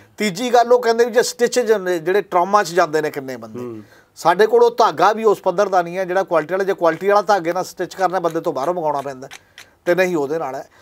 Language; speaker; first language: Punjabi; native; Punjabi